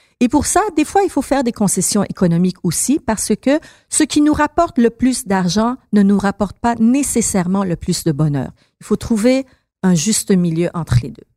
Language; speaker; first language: French; early bilingual, other home language; Persian